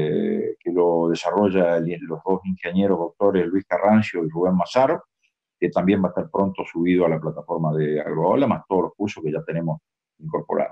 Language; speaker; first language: Spanish; native; Spanish